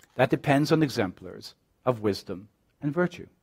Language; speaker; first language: English; native; English